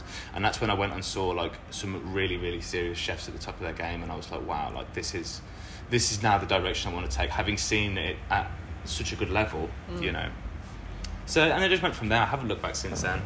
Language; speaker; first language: English; native; English